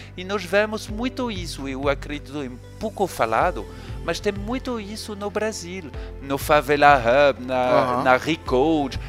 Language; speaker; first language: Portuguese; non-native, fluent; French